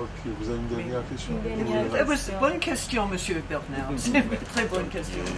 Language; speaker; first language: French; non-native, fluent; English